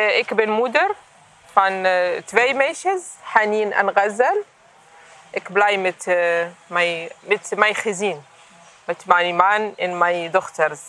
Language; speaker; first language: Dutch; non-native, learner; Arabic